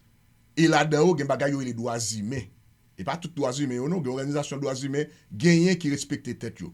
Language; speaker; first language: Haitian Creole; native; Haitian Creole